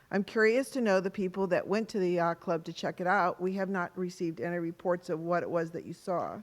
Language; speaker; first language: English; native; English